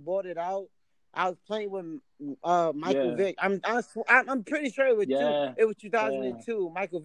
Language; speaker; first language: English; native; English